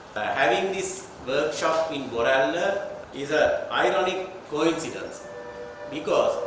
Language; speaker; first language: English; non-native, local second language; Sinhala